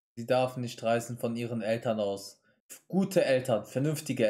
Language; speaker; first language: German; native; German